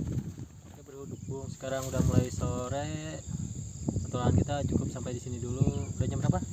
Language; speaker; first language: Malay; non-native, local second language; Sundanese